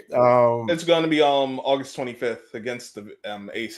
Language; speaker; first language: English; native; English